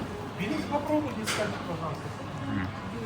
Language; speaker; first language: Russian; non-native, learner; Turkish